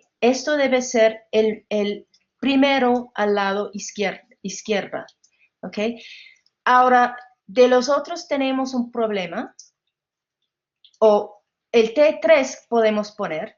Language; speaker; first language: Spanish; non-native, fluent; English